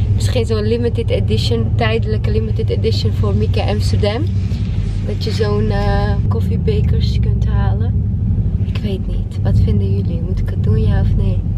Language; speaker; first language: Dutch; non-native, fluent; Chechen